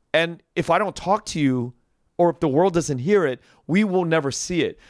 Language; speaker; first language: English; native; English